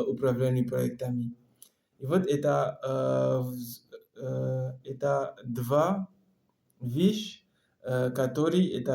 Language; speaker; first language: Russian; non-native, learner; French